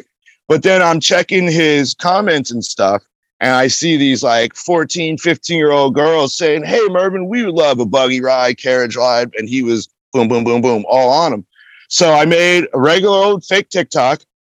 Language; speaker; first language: English; native; English